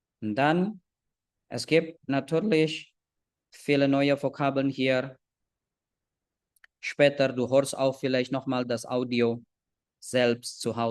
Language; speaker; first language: German; non-native, fluent; Indonesian